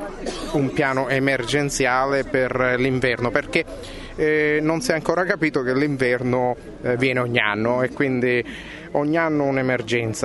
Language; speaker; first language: Italian; native; Italian